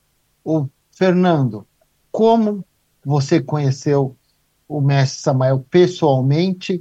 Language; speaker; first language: Portuguese; native; Portuguese